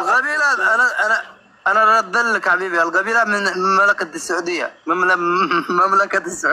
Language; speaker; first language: Arabic; non-native, learner; Amharic